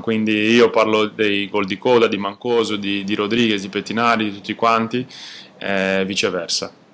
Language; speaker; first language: Italian; non-native, fluent; Portuguese